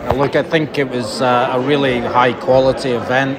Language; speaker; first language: English; non-native, fluent; Portuguese